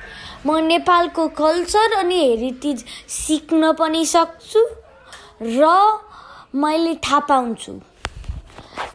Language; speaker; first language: Nepali; early bilingual, heritage; Nepali